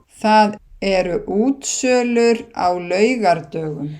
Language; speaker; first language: Icelandic; non-native, fluent; Thai